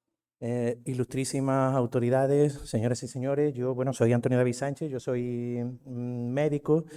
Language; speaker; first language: Spanish; native; Spanish